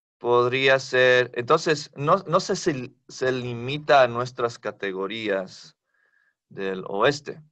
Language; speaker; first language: Spanish; non-native, fluent; English